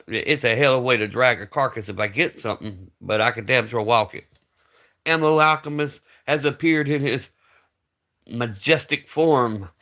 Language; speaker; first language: English; native; English